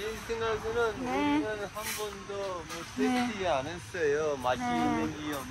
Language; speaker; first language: Korean; non-native, learner; Urdu